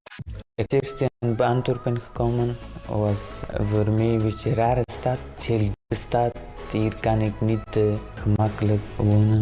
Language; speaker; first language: Dutch; early bilingual, other home language; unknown